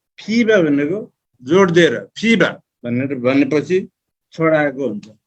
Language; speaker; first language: Nepali; non-native, local second language; Eastern Tamang